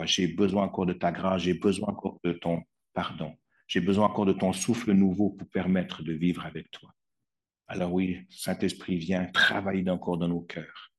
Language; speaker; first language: French; native; French